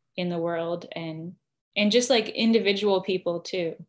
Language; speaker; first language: English; native; English